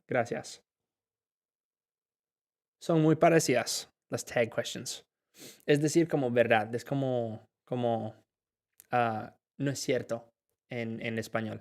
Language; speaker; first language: Spanish; non-native, fluent; English